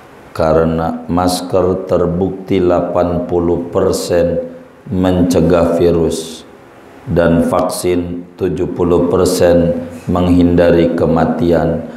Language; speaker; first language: Indonesian; native; Indonesian